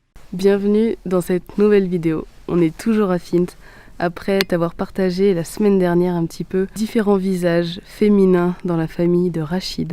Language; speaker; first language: French; native; French